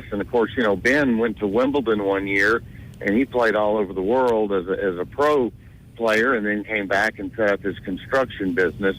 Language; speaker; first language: English; native; English